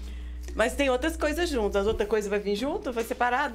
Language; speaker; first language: Portuguese; native; Portuguese